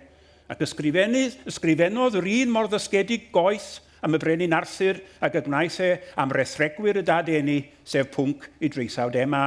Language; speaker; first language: Welsh; native; Welsh